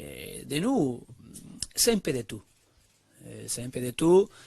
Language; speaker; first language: French; non-native, learner; Spanish